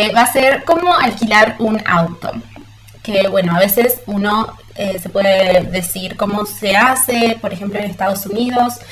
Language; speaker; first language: Spanish; early bilingual, heritage; Spanish